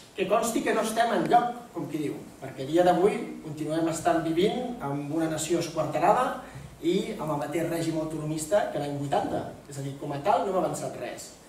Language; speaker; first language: Catalan; native; Catalan